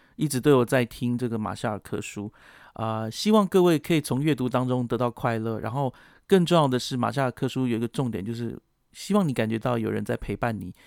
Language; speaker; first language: Chinese; native; Chinese